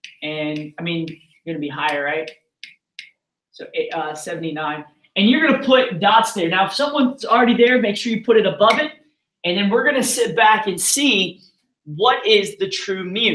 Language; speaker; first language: English; native; English